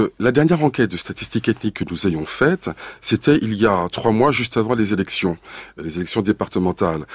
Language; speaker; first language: French; native; French